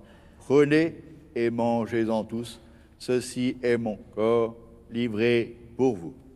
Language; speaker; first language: French; native; French